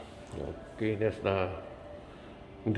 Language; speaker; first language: English; non-native, learner; Filipino